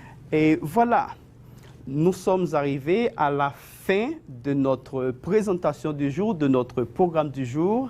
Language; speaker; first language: French; non-native, fluent; Spanish